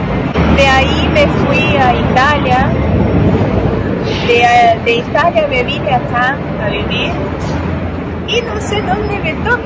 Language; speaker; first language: Spanish; non-native, fluent; Portuguese